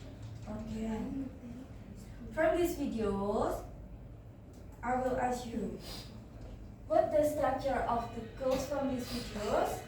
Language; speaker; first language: English; non-native, learner; Indonesian